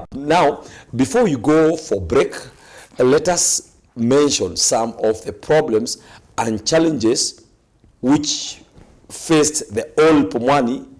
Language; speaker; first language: English; non-native, local second language; Swahili